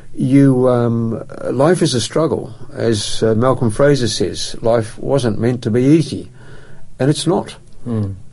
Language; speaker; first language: English; native; English